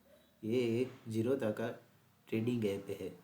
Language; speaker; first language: Hindi; native; Hindi